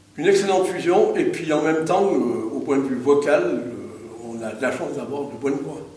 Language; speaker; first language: French; native; French